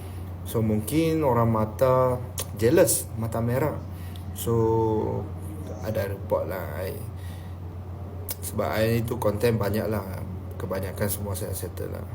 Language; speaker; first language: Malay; non-native, local second language; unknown